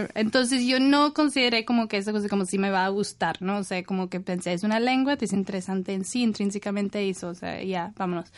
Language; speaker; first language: Spanish; non-native, fluent; English